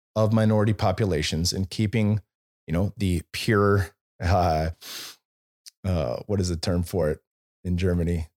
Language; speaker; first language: English; native; English